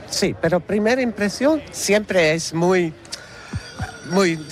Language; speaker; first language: Spanish; non-native, fluent; Dutch